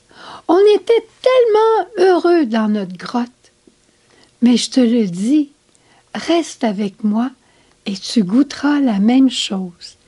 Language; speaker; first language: French; native; French